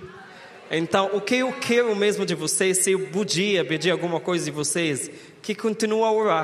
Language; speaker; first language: Portuguese; non-native, fluent; Arabic